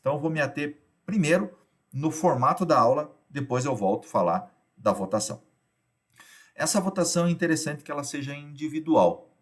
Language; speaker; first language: Portuguese; native; Portuguese